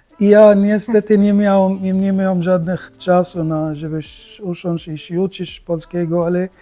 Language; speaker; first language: Polish; non-native, learner; Arabic